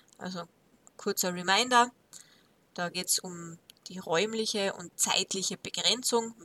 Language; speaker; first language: German; native; German